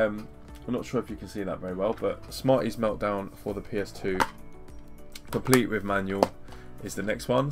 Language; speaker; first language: English; native; English